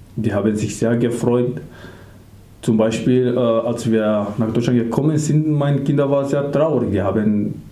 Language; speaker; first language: German; non-native, learner; Macedonian